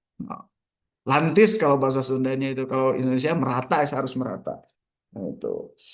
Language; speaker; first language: Indonesian; non-native, local second language; Sundanese